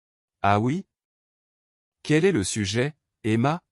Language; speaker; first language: French; non-native, local second language; Arabic